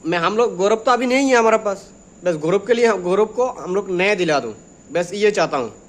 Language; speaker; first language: Hindi; non-native, learner; Bangla